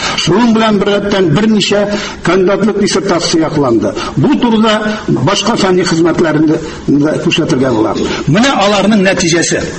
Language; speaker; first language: Tatar; native; Tatar